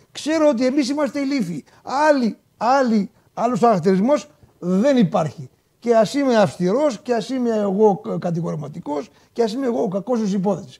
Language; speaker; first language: Greek; native; Greek